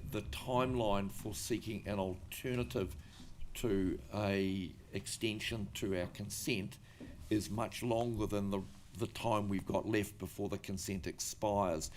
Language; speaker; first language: English; native; English